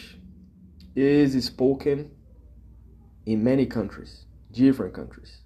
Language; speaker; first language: English; non-native, fluent; Portuguese